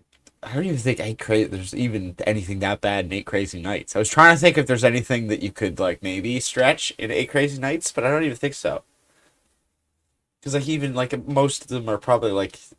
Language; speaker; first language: English; native; English